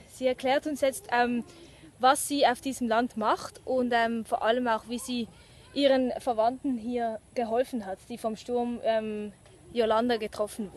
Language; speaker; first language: German; native; German